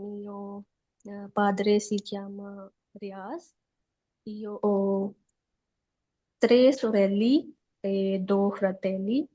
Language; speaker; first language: Italian; non-native, learner; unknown